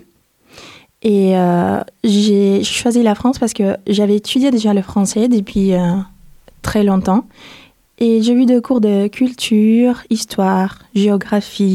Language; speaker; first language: French; non-native, fluent; Spanish